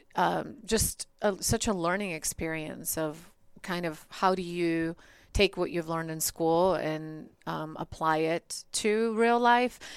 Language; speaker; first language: English; early bilingual, other home language; Bulgarian